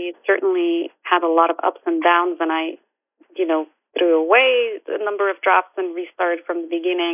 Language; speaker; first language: English; non-native, fluent; Arabic